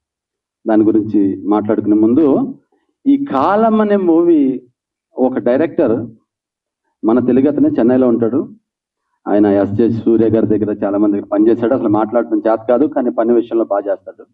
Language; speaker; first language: Telugu; native; Telugu